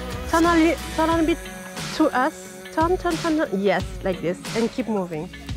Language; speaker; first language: English; non-native, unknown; French